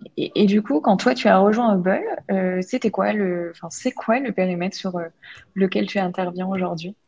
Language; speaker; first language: French; native; French